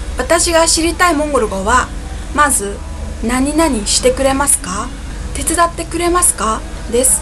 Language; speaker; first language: Japanese; non-native, fluent; Mongolian